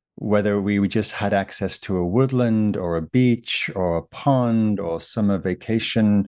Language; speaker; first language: English; native; English